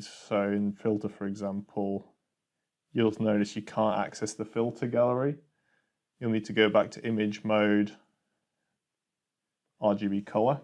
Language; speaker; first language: English; native; English